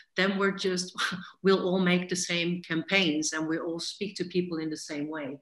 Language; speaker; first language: English; non-native, fluent; Dutch